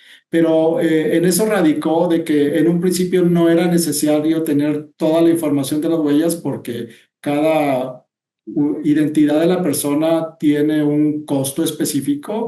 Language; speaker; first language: Spanish; native; Spanish